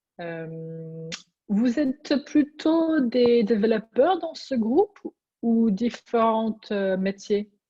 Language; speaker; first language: French; non-native, fluent; English